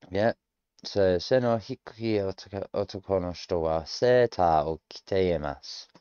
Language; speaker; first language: Japanese; non-native, learner; English